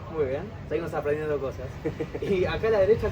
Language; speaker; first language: Spanish; native; Spanish